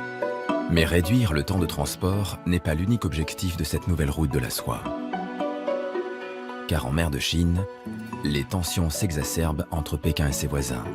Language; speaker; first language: French; native; French